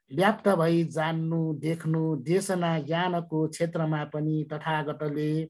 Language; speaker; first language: Nepali; non-native, local second language; Newari